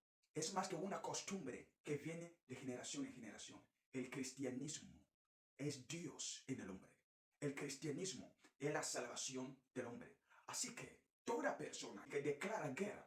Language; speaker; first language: Spanish; non-native, fluent; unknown